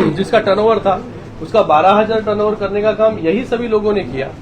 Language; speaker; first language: Hindi; non-native, local second language; Marathi